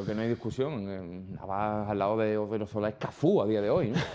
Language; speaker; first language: Spanish; native; Spanish